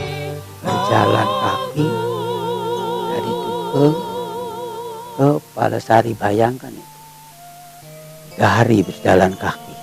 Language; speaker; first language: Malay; non-native, local second language; Balinese